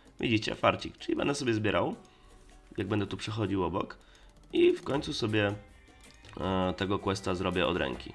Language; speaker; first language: Polish; native; Polish